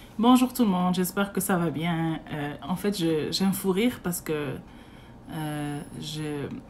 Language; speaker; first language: French; non-native, local second language; Arabic